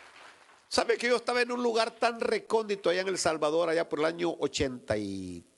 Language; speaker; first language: Spanish; native; Spanish